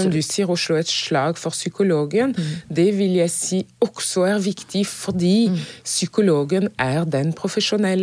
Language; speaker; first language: Norwegian; non-native, fluent; French